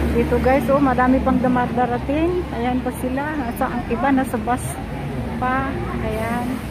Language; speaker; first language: Filipino; native; Filipino